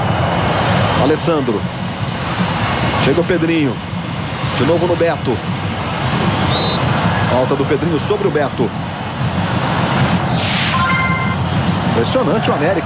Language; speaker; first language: Portuguese; native; Portuguese